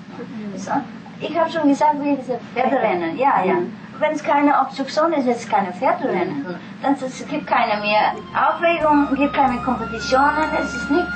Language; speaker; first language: German; non-native, fluent; Vietnamese